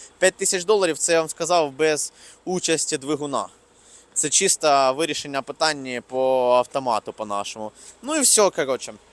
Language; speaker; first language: Ukrainian; non-native, local second language; Russian